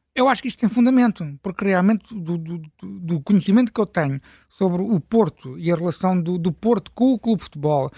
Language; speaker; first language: Portuguese; native; Portuguese